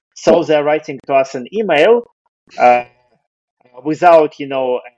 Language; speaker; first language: English; non-native, fluent; Russian